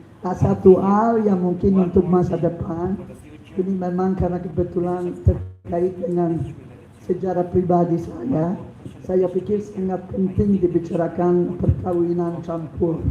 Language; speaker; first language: Indonesian; non-native, fluent; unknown